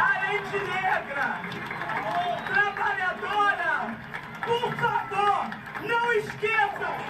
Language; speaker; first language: Portuguese; native; Portuguese